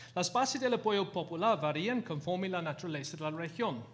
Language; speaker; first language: Spanish; non-native, fluent; English